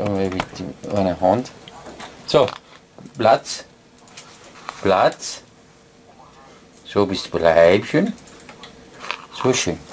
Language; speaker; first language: German; native; German